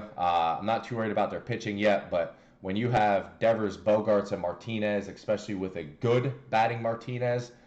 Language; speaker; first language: English; native; English